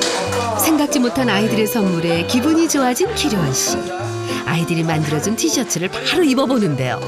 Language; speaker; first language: Korean; native; Korean